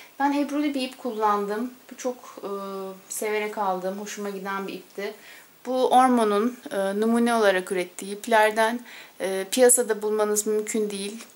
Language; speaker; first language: Turkish; native; Turkish